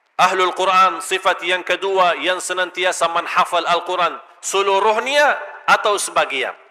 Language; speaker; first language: Malay; non-native, fluent; Arabic